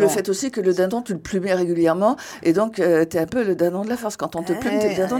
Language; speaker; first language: French; native; French